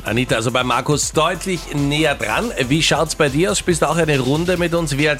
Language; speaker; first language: German; native; German